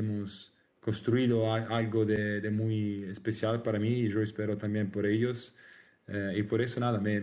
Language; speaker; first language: Spanish; non-native, learner; Italian